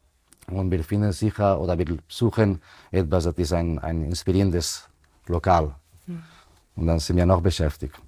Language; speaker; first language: German; non-native, fluent; Spanish